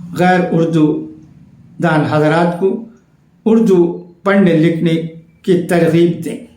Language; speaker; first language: Urdu; native; Urdu